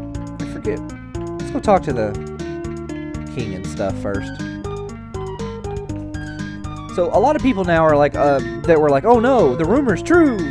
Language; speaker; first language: English; native; English